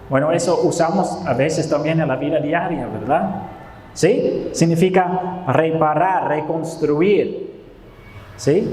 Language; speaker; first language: Spanish; non-native, fluent; Dutch